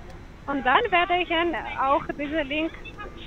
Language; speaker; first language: German; non-native, learner; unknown